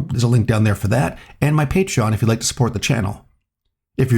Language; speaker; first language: English; native; English